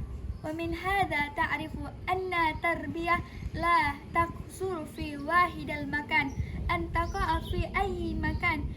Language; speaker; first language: Arabic; non-native, learner; Indonesian